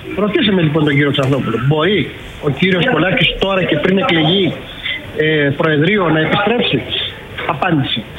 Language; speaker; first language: Greek; native; Greek